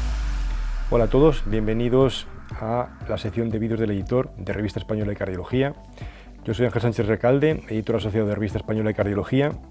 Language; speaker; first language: Spanish; native; Spanish